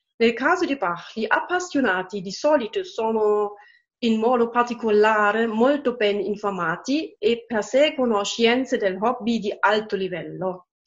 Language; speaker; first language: Italian; non-native, fluent; German